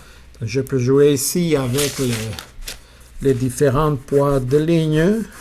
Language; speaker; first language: French; non-native, fluent; Spanish